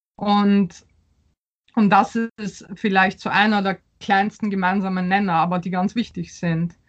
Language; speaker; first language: German; early bilingual, other home language; Polish